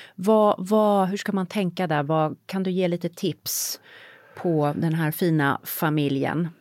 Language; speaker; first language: Swedish; native; Swedish